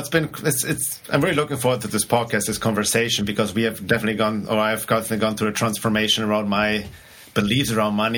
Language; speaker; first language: English; non-native, fluent; German